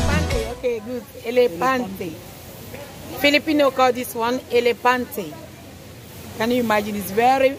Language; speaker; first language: English; non-native, learner; French